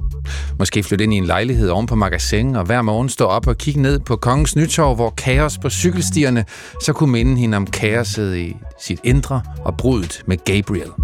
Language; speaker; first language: Danish; native; Danish